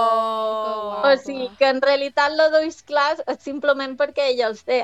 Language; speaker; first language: Catalan; native; Catalan